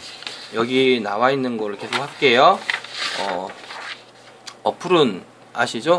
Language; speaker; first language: Korean; native; Korean